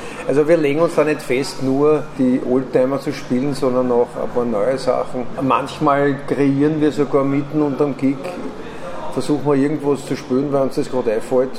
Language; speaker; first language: German; native; German